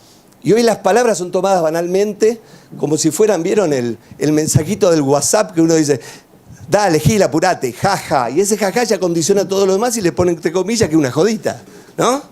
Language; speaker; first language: Spanish; native; Spanish